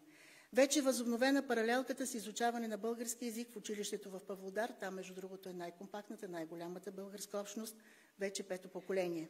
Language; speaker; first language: Bulgarian; native; Bulgarian